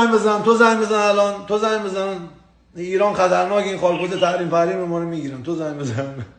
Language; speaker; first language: Persian; native; Persian